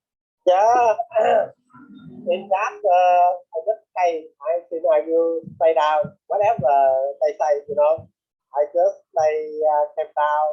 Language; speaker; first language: English; non-native, learner; Vietnamese